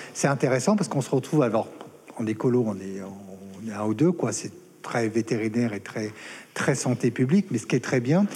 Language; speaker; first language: French; native; French